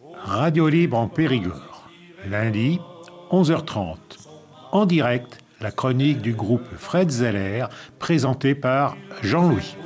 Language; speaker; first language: French; native; French